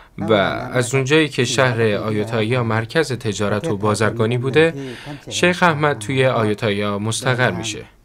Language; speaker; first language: Persian; non-native, fluent; Thai